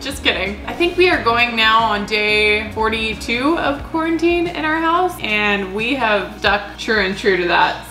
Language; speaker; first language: English; native; English